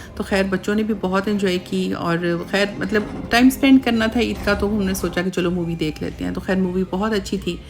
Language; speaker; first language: Urdu; native; Urdu